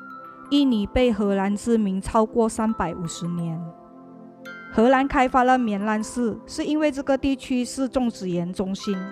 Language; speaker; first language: Chinese; early bilingual, heritage; Chinese